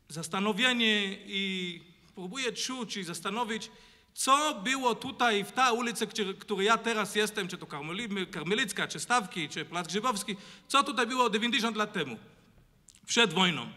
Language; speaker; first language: Polish; non-native, fluent; Hebrew